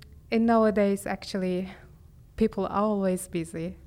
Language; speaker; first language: English; non-native, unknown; Turkish